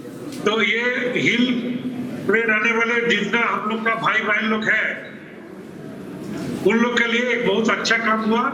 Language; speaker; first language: Hindi; non-native, local second language; Nepali